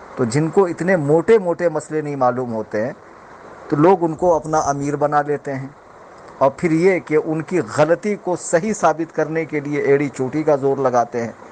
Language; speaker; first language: Urdu; native; Urdu